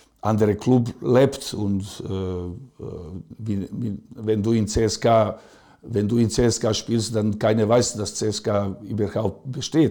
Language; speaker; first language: German; non-native, fluent; Serbian